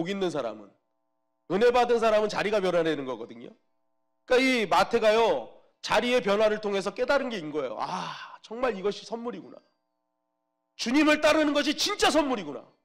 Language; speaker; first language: Korean; native; Korean